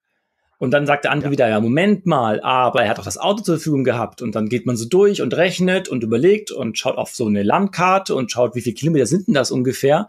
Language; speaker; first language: German; native; German